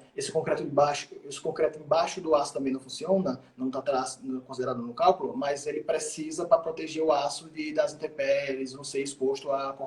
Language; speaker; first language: Portuguese; native; Portuguese